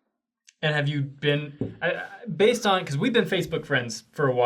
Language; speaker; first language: English; native; English